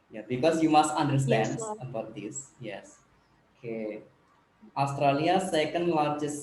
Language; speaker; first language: English; non-native, learner; Indonesian